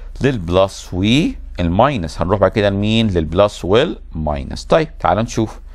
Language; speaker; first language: Arabic; native; Arabic